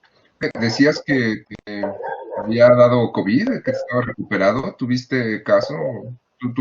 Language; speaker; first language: Spanish; native; Spanish